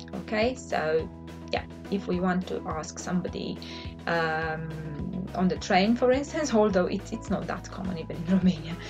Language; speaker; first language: English; non-native, fluent; Romanian